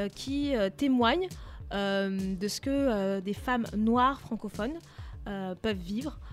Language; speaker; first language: French; native; French